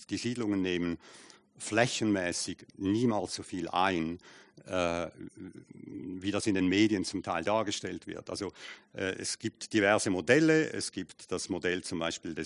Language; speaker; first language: German; native; German